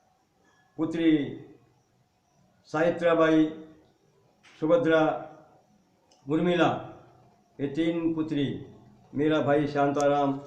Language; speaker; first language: Hindi; non-native, local second language; Lambadi